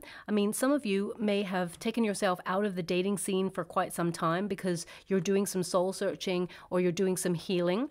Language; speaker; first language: English; native; English